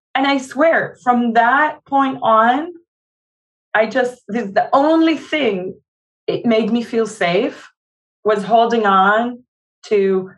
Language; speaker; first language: English; non-native, fluent; Arabic